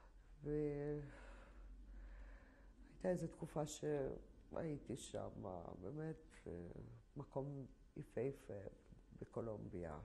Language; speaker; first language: Hebrew; non-native, fluent; Polish